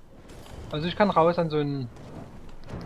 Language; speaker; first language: German; native; German